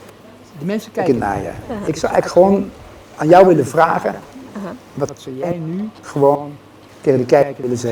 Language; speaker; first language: Dutch; native; Dutch